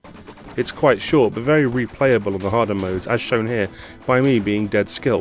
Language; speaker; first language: English; native; English